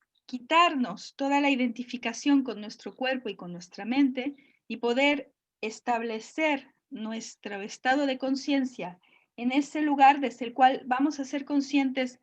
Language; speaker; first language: Spanish; native; Spanish